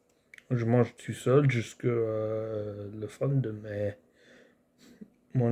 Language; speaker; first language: French; non-native, learner; English